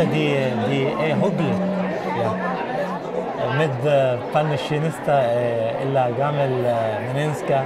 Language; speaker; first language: Danish; non-native, learner; Arabic